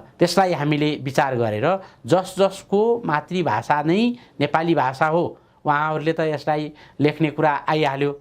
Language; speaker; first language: Nepali; native; Nepali